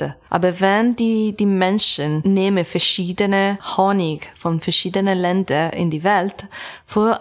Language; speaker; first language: German; non-native, learner; Italian